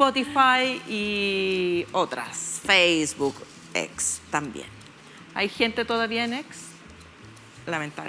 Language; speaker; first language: Spanish; native; Spanish